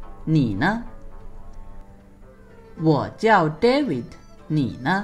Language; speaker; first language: Chinese; non-native, fluent; Sinhala